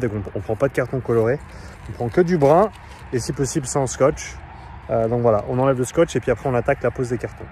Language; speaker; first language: French; native; French